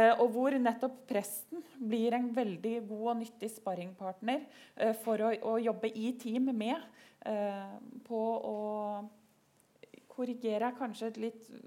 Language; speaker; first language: Norwegian; native; Norwegian